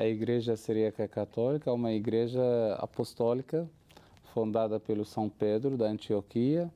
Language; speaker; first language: Portuguese; non-native, fluent; Arabic